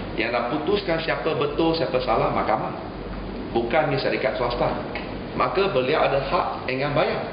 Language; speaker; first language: Malay; non-native, local second language; Chinese